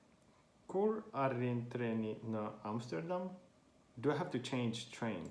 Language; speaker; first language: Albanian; non-native, learner; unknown